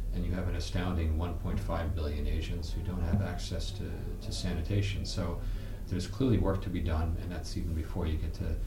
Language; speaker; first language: English; native; English